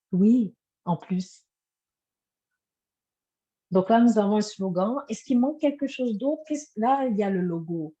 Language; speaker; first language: French; native; French